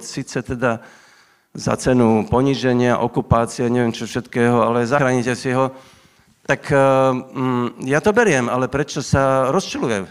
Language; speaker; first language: Slovak; native; Slovak